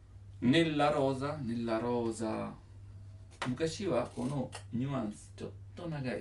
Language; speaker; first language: Japanese; non-native, learner; Italian